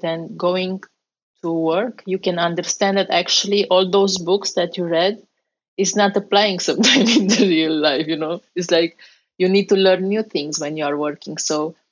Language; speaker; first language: English; non-native, fluent; Romanian